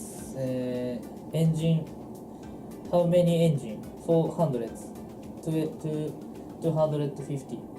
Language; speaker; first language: English; non-native, learner; Japanese